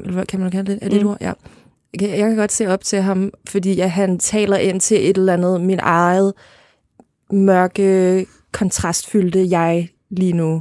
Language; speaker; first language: Danish; native; Danish